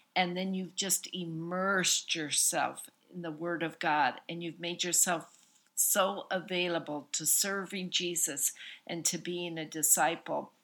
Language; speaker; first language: English; native; English